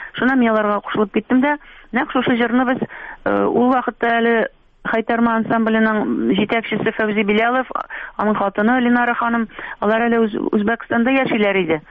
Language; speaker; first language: Tatar; native; Tatar